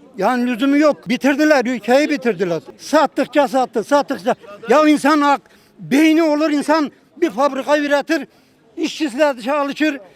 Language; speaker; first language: Turkish; native; Turkish